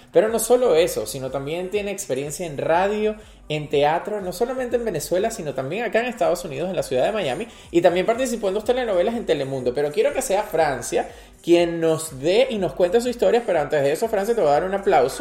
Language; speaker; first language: Spanish; native; Spanish